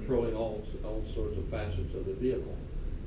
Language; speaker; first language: English; native; English